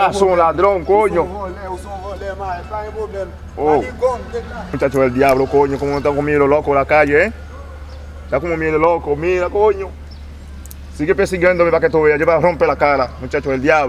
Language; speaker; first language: Spanish; native; Spanish